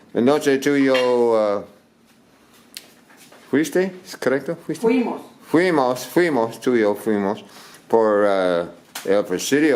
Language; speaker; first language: Spanish; non-native, learner; English